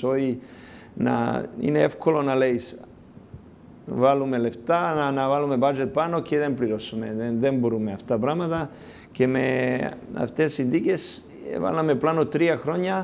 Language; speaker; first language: Greek; non-native, learner; Serbian